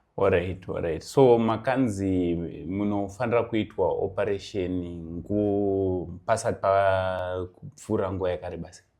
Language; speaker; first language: Shona; native; Shona